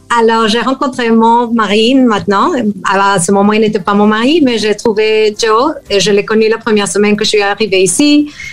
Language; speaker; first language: French; non-native, fluent; Spanish